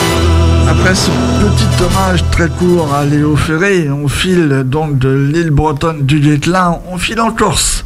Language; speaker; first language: French; native; French